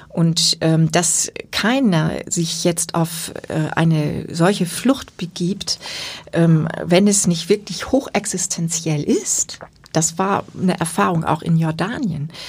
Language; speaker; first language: German; native; German